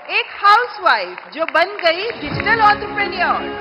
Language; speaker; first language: Hindi; native; Hindi